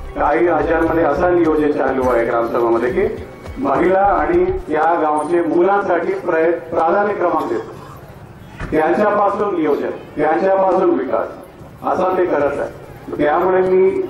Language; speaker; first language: Marathi; non-native, local second language; Telugu